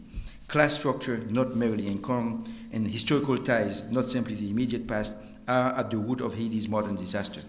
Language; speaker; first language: English; non-native, fluent; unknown